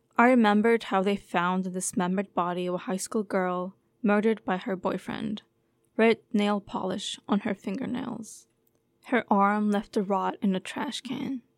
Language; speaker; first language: English; non-native, fluent; Turkish